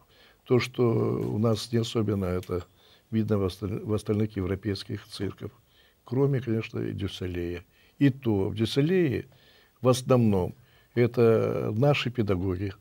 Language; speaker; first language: Russian; native; Russian